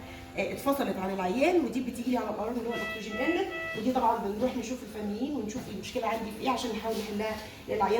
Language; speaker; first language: Arabic; native; Arabic